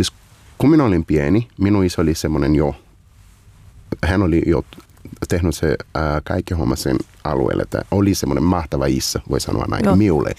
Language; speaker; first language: Finnish; non-native, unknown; Portuguese